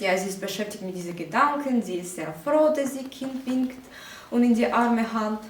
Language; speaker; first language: German; non-native, fluent; Ukrainian